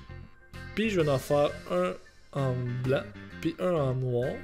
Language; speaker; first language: French; native; French